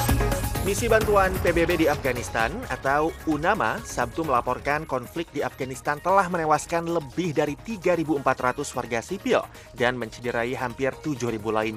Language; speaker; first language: Indonesian; native; Indonesian